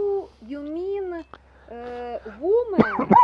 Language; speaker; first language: English; non-native, learner; Russian